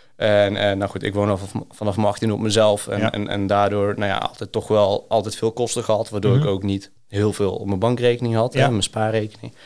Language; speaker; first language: Dutch; early bilingual, other home language; Greek